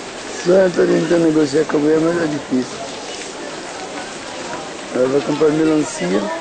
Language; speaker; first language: Portuguese; native; Portuguese